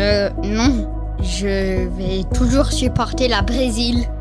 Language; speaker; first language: French; non-native, local second language; English